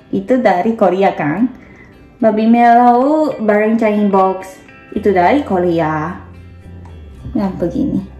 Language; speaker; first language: Indonesian; non-native, learner; Japanese